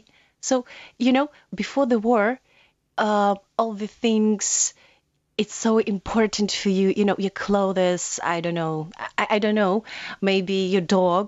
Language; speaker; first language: English; non-native, learner; Ukrainian